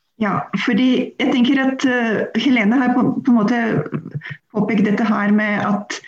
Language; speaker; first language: Norwegian; non-native, fluent; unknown